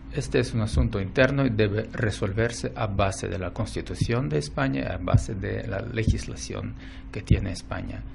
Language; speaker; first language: Spanish; non-native, fluent; Russian